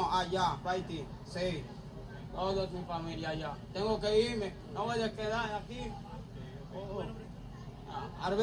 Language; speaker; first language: Spanish; non-native, learner; Haitian Creole